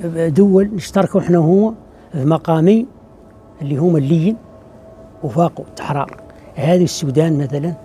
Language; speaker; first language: Arabic; native; Arabic